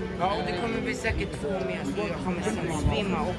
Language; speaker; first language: Swedish; early bilingual, other home language; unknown